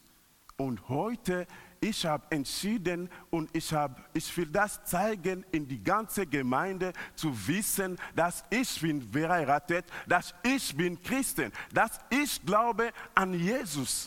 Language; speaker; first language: German; non-native, learner; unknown